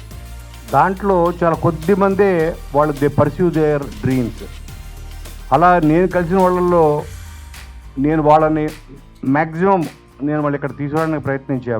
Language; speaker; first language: Telugu; native; Telugu